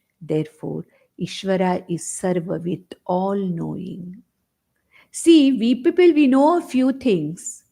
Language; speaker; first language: English; non-native, local second language; Konkani